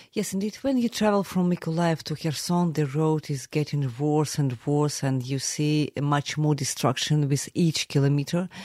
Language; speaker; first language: English; non-native, fluent; Ukrainian